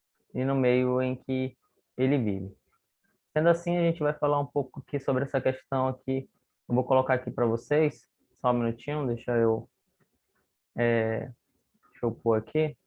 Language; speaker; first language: Portuguese; native; Portuguese